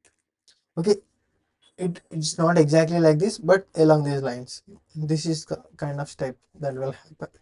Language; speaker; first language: English; non-native, fluent; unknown